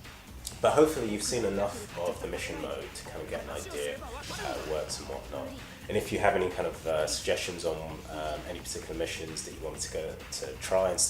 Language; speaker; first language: English; native; English